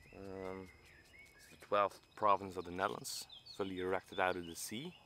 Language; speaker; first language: English; non-native, fluent; Dutch